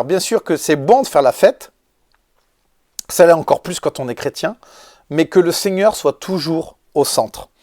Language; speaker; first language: French; native; French